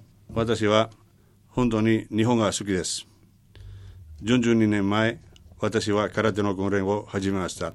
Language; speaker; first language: Japanese; non-native, learner; Spanish